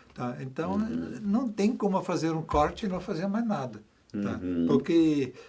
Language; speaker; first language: Portuguese; non-native, fluent; German